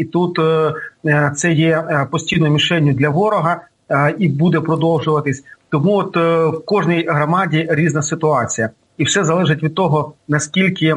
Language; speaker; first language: Ukrainian; native; Ukrainian